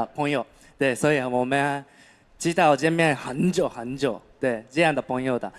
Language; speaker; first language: Chinese; non-native, fluent; Japanese